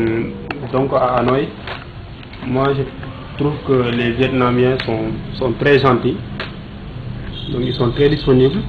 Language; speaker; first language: French; non-native, local second language; Wolof